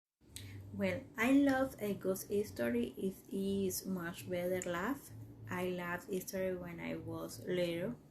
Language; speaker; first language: English; non-native, learner; Spanish